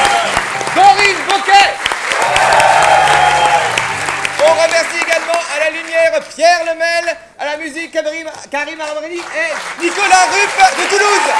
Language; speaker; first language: French; native; French